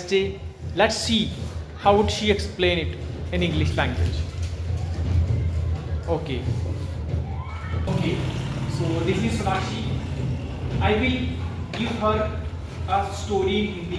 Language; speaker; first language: English; non-native, local second language; Hindi